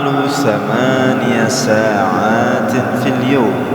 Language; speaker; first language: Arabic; non-native, fluent; Indonesian